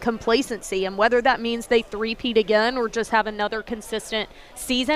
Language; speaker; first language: English; native; English